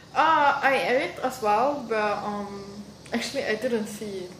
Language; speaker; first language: English; non-native, fluent; German